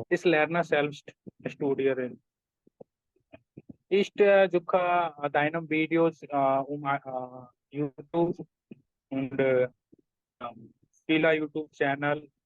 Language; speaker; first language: German; non-native, learner; Hindi